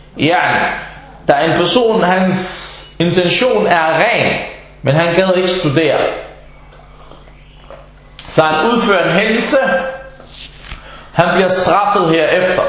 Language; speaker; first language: Danish; non-native, fluent; Arabic